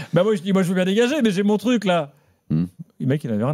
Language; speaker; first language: French; native; French